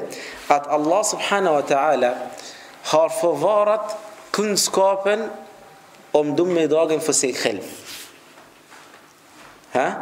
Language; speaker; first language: Swedish; non-native, fluent; Arabic